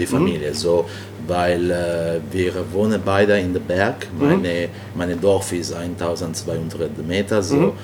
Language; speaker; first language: German; non-native, learner; Italian